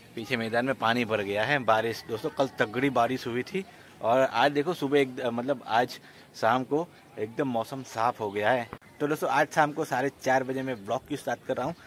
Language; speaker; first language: Hindi; non-native, local second language; Gujarati